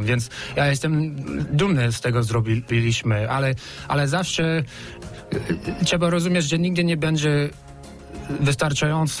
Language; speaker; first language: Polish; non-native, fluent; English